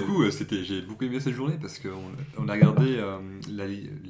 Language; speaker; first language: French; native; French